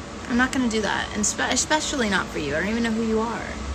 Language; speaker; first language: English; native; English